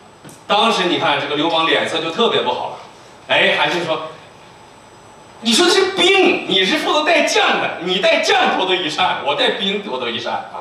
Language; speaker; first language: Chinese; native; Chinese